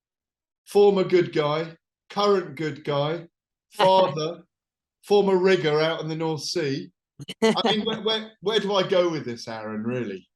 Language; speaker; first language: English; native; English